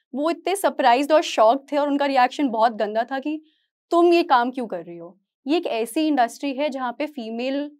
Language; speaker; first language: Hindi; native; Hindi